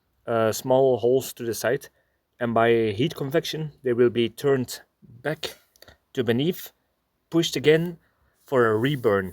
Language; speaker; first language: English; non-native, fluent; Dutch